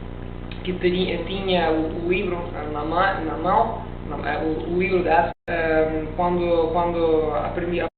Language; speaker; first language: Portuguese; non-native, learner; Italian